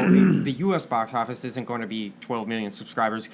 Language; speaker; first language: English; native; English